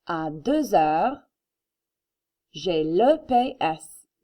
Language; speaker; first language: French; non-native, fluent; English